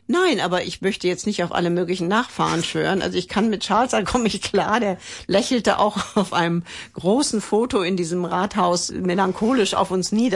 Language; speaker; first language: German; native; German